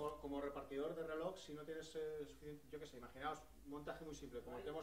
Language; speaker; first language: Spanish; native; Spanish